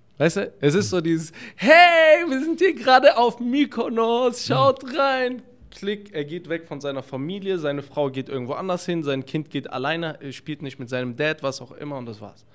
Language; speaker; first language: German; early bilingual, other home language; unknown